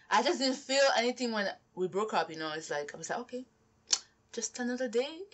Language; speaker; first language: English; non-native, local second language; French